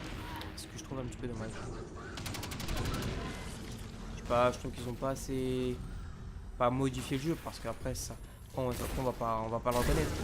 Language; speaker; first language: French; native; French